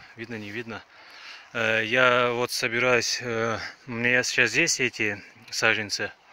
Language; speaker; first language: Russian; non-native, fluent; Azerbaijani